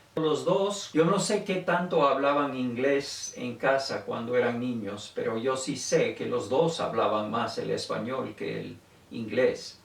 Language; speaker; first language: Spanish; native; Spanish